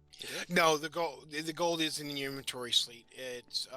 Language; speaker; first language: English; native; English